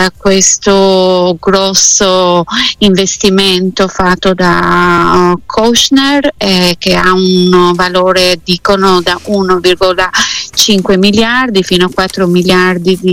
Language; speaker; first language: Italian; non-native, fluent; Albanian